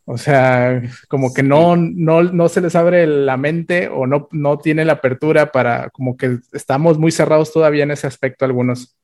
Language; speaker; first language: Spanish; native; Spanish